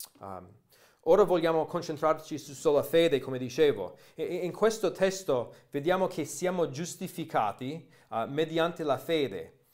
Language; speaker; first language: Italian; non-native, fluent; English